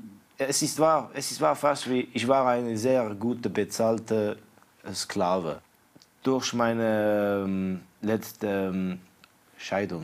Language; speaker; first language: German; non-native, fluent; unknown